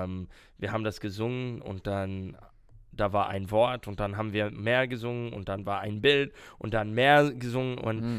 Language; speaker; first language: German; non-native, learner; English